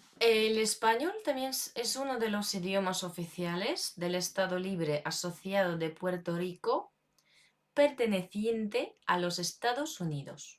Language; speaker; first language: Spanish; non-native, fluent; Ukrainian